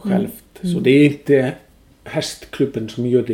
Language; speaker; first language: Swedish; non-native, fluent; Icelandic